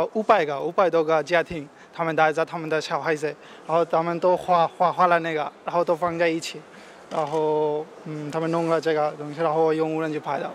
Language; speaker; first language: Chinese; non-native, fluent; Bangla